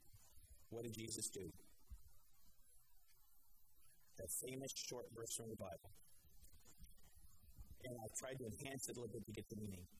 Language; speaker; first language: English; native; English